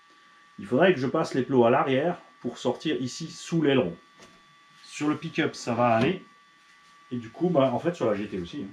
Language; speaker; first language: French; native; French